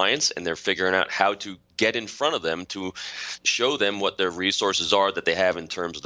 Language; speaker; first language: English; native; English